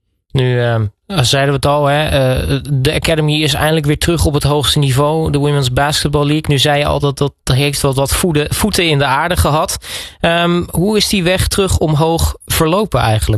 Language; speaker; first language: Dutch; native; Dutch